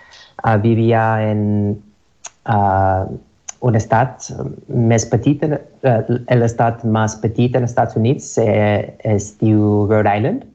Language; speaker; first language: Catalan; non-native, learner; English